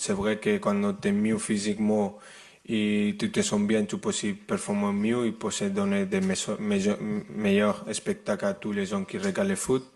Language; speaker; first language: French; non-native, fluent; Spanish